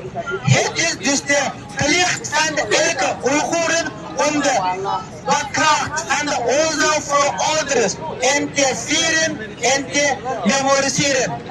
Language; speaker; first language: Dutch; non-native, learner; Uyghur